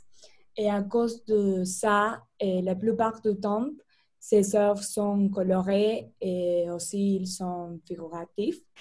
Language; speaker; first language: French; non-native, learner; Spanish